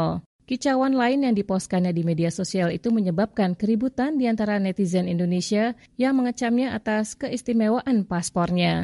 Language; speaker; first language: Indonesian; native; Indonesian